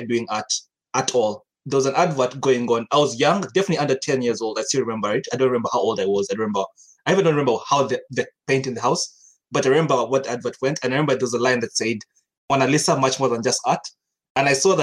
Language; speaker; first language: English; non-native, local second language; Ganda